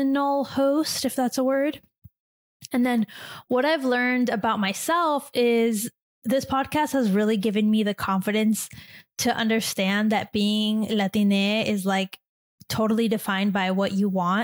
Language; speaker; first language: English; native; English